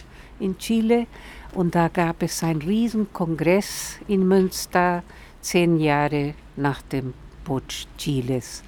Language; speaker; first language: German; non-native, fluent; Spanish